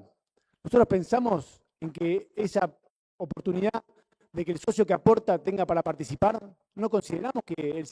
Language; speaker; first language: Spanish; native; Spanish